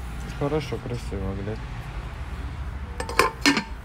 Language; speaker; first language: Russian; native; Russian